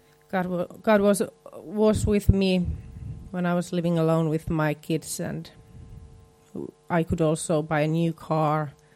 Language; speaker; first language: English; non-native, fluent; Finnish